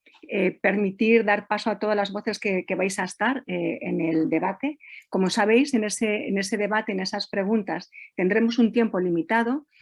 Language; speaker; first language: Spanish; native; Spanish